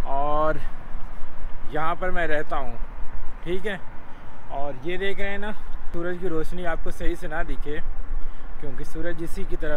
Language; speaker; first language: Hindi; native; Hindi